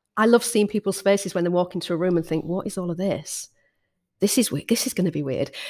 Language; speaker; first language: English; native; English